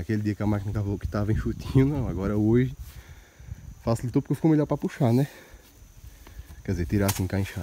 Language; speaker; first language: Portuguese; native; Portuguese